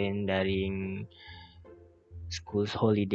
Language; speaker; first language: English; non-native, local second language; Malay